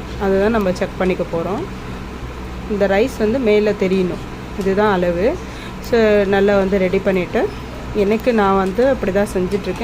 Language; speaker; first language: Tamil; native; Tamil